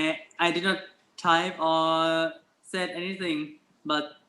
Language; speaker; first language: English; non-native, learner; Thai